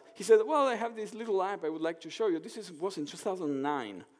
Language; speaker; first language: English; non-native, fluent; Spanish